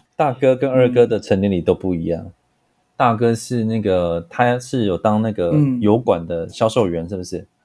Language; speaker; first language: Chinese; native; Chinese